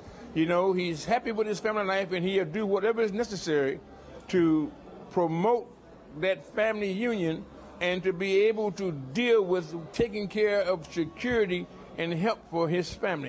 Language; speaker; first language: English; native; English